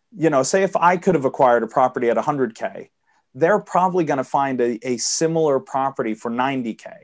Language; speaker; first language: English; early bilingual, heritage; Swedish